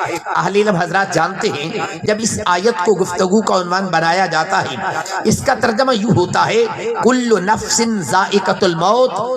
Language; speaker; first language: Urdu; non-native, local second language; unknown